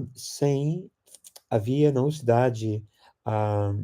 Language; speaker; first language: Portuguese; non-native, fluent; English